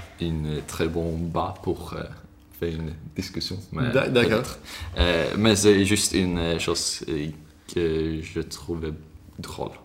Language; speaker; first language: French; non-native, learner; Swedish